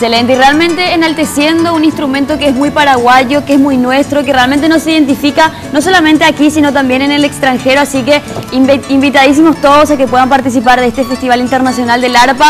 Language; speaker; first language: Spanish; native; Spanish